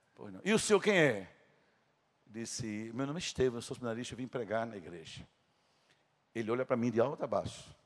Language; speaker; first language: Portuguese; native; Portuguese